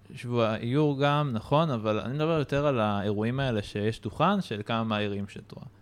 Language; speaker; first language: Hebrew; native; Hebrew